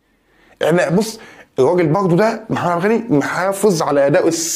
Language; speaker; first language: Arabic; native; Arabic